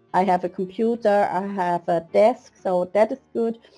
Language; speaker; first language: English; non-native, fluent; German